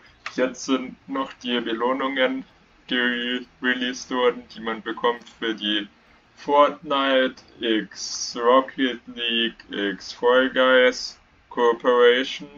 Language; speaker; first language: German; native; German